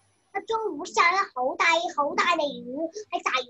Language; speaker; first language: Cantonese; early bilingual, other home language; Chinese